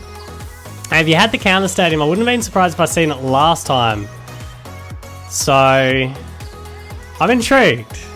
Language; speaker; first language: English; native; English